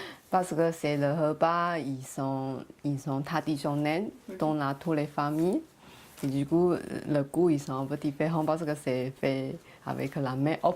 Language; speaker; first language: French; non-native, learner; Chinese